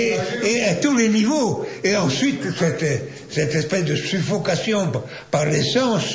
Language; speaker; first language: French; native; French